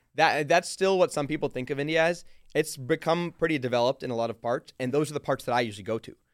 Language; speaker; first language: English; early bilingual, other home language; Hindi